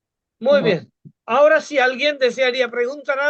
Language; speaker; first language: Spanish; non-native, fluent; Bangla